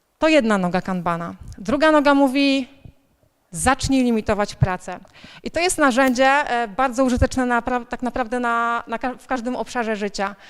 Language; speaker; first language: Polish; native; Polish